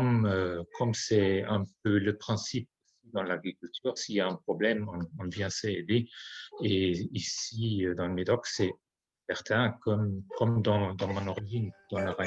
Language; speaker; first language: French; non-native, fluent; German